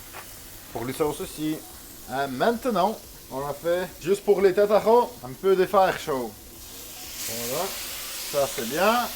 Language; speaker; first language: French; non-native, learner; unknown